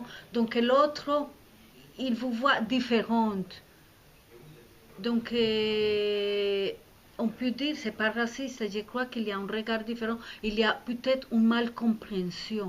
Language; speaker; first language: French; non-native, fluent; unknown